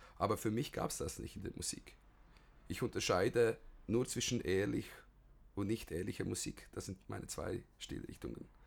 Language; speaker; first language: German; early bilingual, other home language; Bosnian